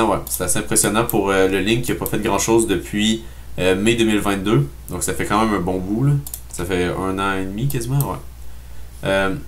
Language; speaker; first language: French; native; French